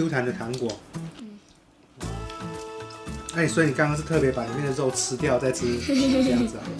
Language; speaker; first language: Chinese; native; Chinese